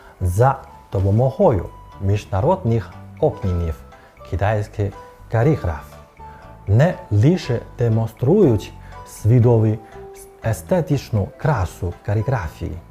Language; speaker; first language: Ukrainian; non-native, fluent; Chinese